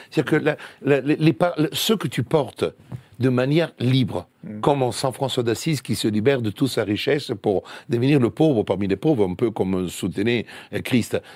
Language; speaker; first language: French; non-native, fluent; Italian